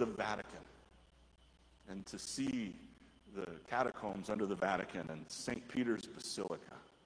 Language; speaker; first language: English; native; English